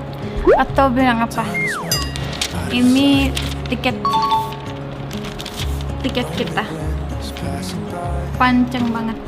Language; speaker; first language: Indonesian; non-native, learner; Turkish